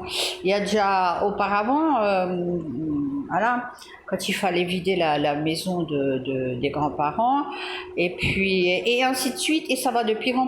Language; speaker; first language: French; native; French